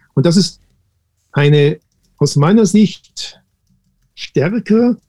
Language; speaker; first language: German; native; German